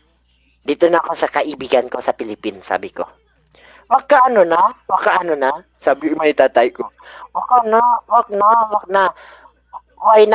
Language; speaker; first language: Filipino; non-native, learner; Indonesian